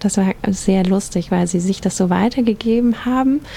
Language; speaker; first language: German; native; German